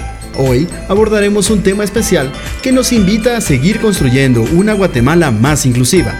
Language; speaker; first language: Spanish; native; Spanish